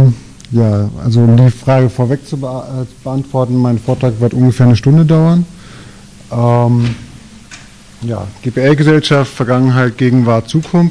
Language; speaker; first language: German; native; German